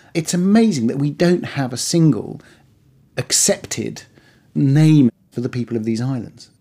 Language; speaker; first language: English; early bilingual, other home language; Persian